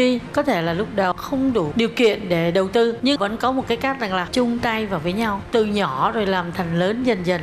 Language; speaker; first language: Vietnamese; native; Vietnamese